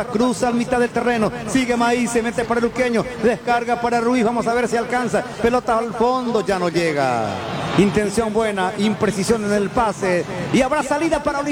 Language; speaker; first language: Spanish; native; Spanish